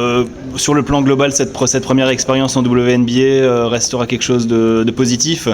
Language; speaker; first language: French; native; French